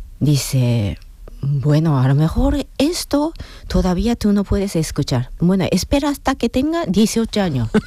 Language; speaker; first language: Spanish; non-native, fluent; Japanese